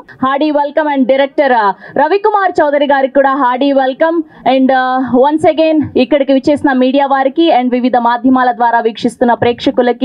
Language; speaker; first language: Telugu; native; Telugu